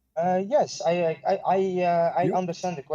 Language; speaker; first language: English; non-native, fluent; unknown